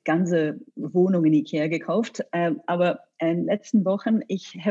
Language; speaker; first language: German; non-native, learner; English